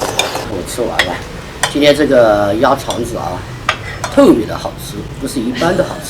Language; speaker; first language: Chinese; native; Chinese